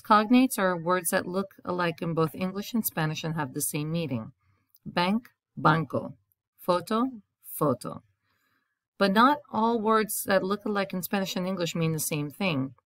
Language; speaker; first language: English; native; English